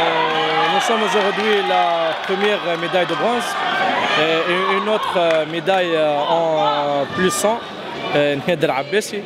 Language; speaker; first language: French; non-native, learner; Arabic